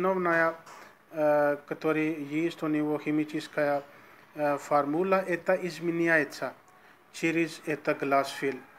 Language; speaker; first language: Russian; non-native, learner; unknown